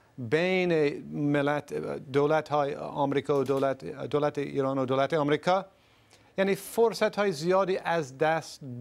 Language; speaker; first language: Persian; non-native, fluent; English